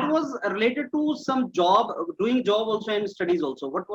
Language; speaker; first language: English; non-native, local second language; Hindi